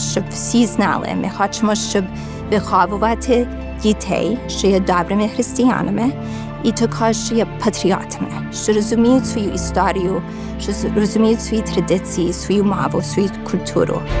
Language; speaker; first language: Ukrainian; early bilingual, heritage; Ukrainian